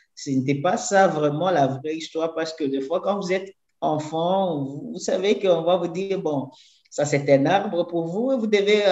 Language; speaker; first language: French; native; French